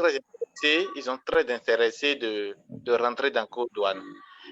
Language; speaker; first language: French; non-native, local second language; Fon